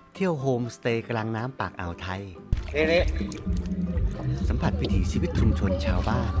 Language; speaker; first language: Thai; native; Thai